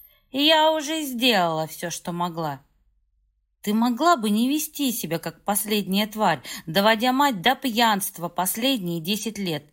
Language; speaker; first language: Russian; native; Russian